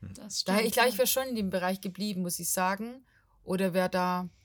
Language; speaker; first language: German; non-native, fluent; Portuguese